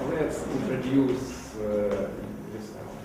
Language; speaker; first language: English; non-native, learner; Ukrainian